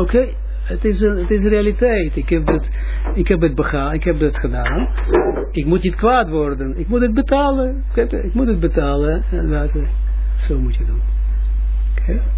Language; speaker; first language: Dutch; non-native, fluent; Russian